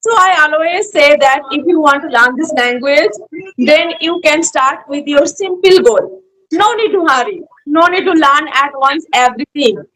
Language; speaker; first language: English; non-native, learner; Bangla